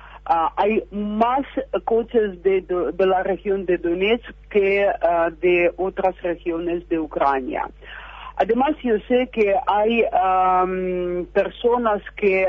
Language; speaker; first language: Spanish; non-native, fluent; Russian